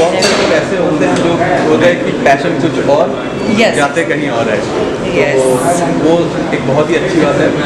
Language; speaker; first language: Hindi; native; Hindi